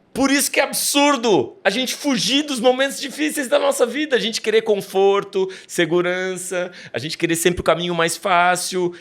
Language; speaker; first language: Portuguese; native; Portuguese